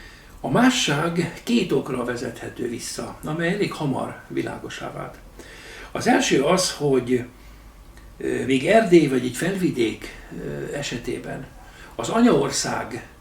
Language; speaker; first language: Hungarian; native; Hungarian